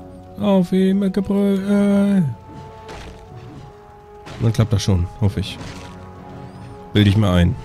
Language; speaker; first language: German; native; German